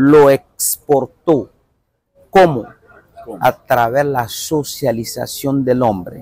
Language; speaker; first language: Spanish; non-native, fluent; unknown